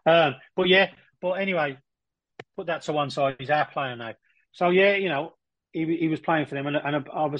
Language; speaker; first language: English; native; English